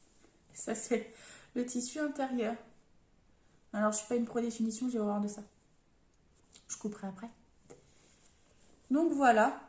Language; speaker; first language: French; native; French